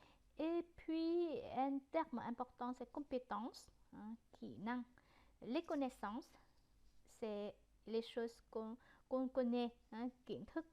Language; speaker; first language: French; non-native, fluent; Vietnamese